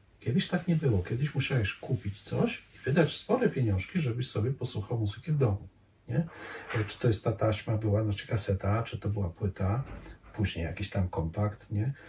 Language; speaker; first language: Polish; non-native, fluent; Croatian